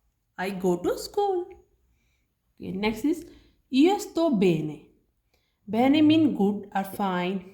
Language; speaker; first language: English; non-native, learner; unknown